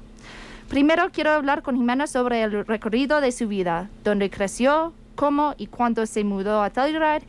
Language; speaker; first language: Spanish; non-native, fluent; English